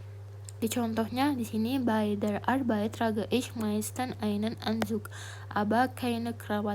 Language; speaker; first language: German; non-native, fluent; Indonesian